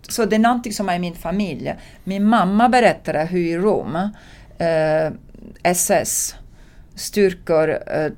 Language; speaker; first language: Swedish; non-native, fluent; Italian